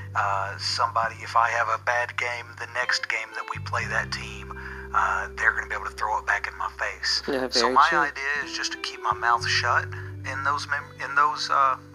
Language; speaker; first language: English; native; English